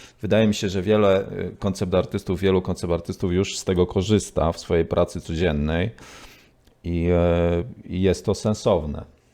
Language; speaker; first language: Polish; native; Polish